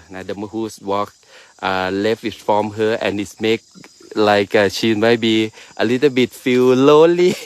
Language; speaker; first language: English; non-native, learner; Thai